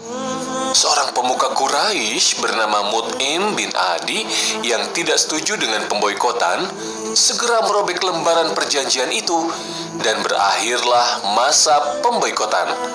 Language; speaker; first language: Indonesian; native; Indonesian